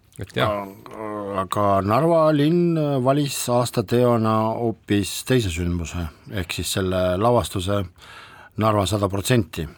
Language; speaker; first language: Estonian; non-native, local second language; Russian